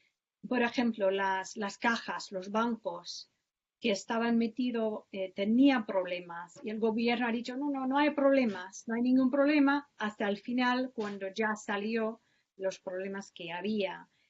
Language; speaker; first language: Spanish; non-native, fluent; English